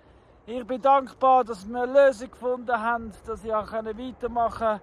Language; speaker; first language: German; non-native, fluent; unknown